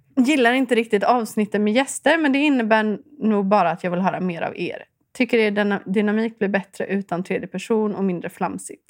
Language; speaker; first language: Swedish; native; Swedish